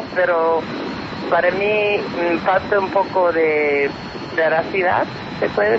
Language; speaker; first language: Spanish; non-native, fluent; English